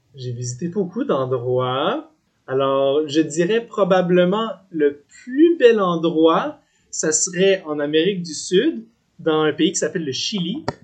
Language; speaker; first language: French; native; French